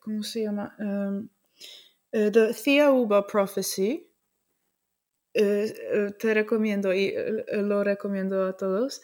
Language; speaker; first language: Spanish; non-native, fluent; English